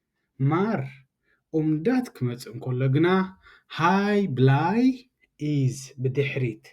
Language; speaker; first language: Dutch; non-native, learner; Tigrinya